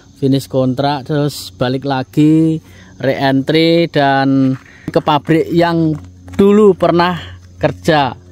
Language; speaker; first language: Indonesian; native; Indonesian